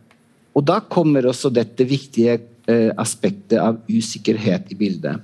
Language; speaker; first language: Norwegian; non-native, fluent; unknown